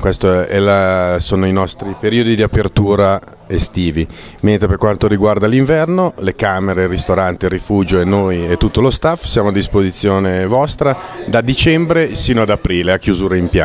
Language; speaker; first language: Italian; native; Italian